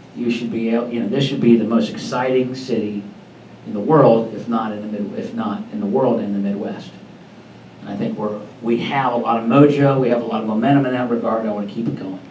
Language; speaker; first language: English; native; English